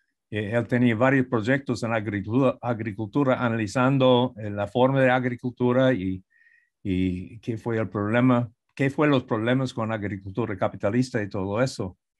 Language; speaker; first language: Spanish; non-native, fluent; English